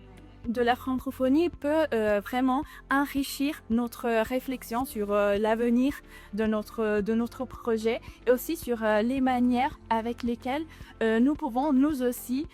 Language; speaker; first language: French; non-native, local second language; Italian